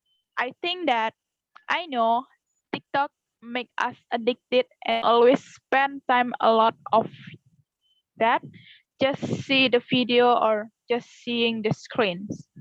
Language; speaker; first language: English; non-native, learner; Indonesian